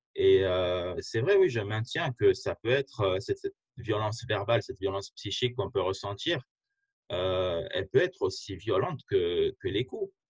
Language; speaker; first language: French; non-native, local second language; Arabic